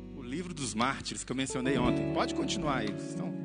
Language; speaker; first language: Portuguese; native; Portuguese